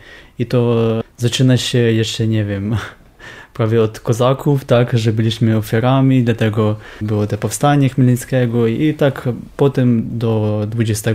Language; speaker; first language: Polish; non-native, fluent; Ukrainian